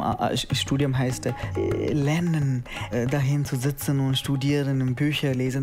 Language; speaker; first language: German; non-native, learner; Konkani